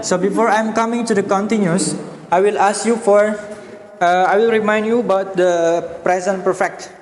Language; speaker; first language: English; non-native, learner; Indonesian